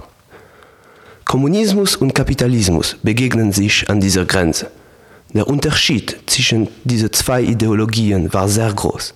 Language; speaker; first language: German; non-native, learner; Polish